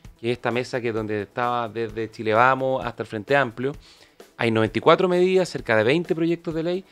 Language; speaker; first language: Spanish; native; Spanish